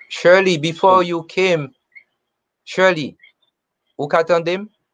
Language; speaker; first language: English; non-native, fluent; Haitian Creole